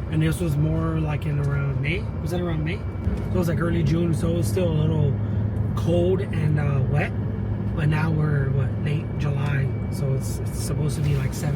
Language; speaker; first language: English; native; English